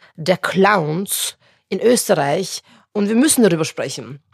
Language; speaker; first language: German; non-native, local second language; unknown